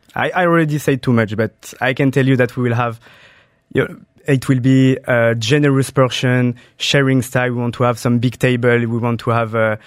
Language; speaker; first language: English; non-native, fluent; French